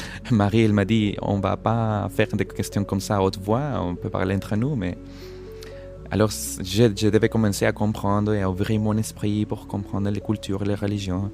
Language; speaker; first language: French; non-native, fluent; Spanish